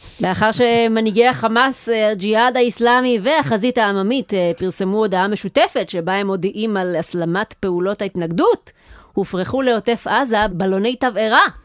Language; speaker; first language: Hebrew; native; Hebrew